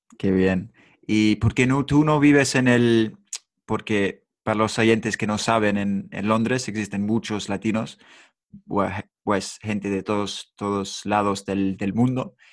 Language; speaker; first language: Spanish; non-native, fluent; English